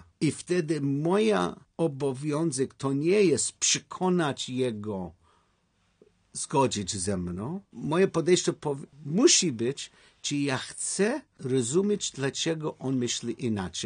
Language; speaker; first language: Polish; non-native, learner; English